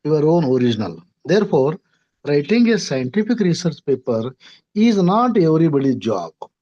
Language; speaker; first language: English; non-native, local second language; Marathi